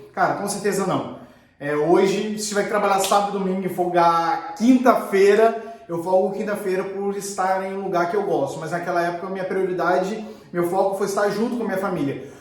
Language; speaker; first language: Portuguese; native; Portuguese